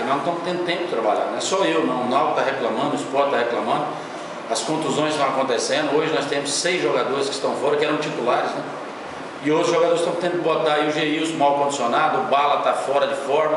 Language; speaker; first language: Portuguese; native; Portuguese